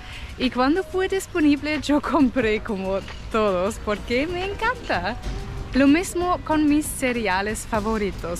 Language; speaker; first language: Spanish; non-native, fluent; German